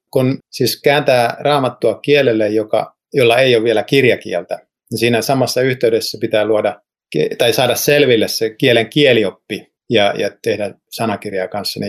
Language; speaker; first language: Finnish; native; Finnish